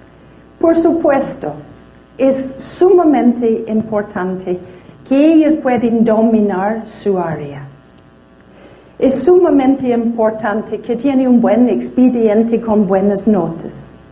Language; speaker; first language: Spanish; non-native, fluent; English